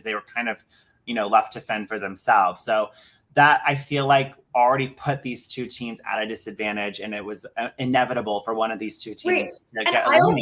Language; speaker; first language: English; native; English